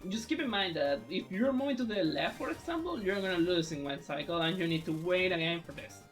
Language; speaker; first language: English; non-native, fluent; Spanish